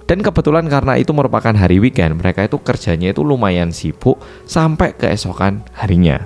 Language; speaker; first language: Indonesian; non-native, fluent; Korean